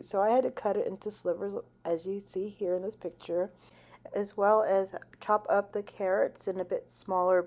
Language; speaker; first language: English; native; English